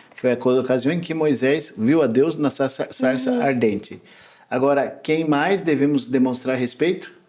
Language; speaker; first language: Portuguese; native; Portuguese